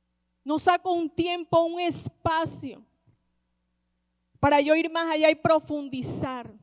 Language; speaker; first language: Spanish; native; Spanish